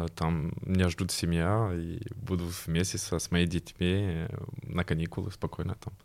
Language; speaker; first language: Russian; non-native, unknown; French